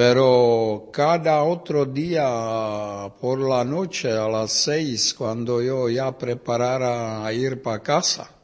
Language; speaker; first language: Spanish; non-native, learner; Czech